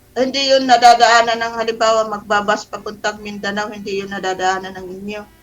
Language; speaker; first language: Filipino; non-native, local second language; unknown